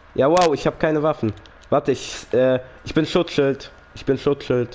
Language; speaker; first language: German; native; German